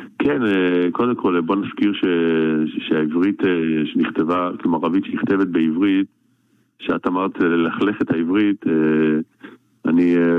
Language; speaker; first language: Hebrew; native; Hebrew